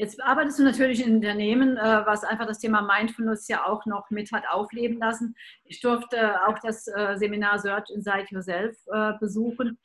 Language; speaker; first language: German; native; German